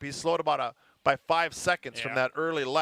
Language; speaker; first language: English; native; English